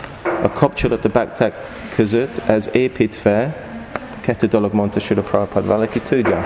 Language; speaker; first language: Hungarian; non-native, learner; English